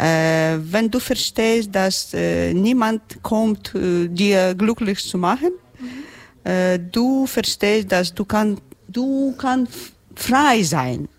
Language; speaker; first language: German; non-native, learner; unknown